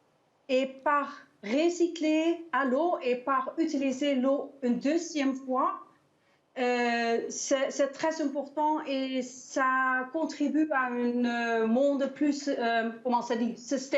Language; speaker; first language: French; non-native, learner; Danish